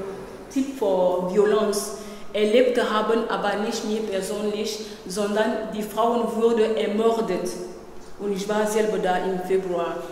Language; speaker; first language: German; non-native, learner; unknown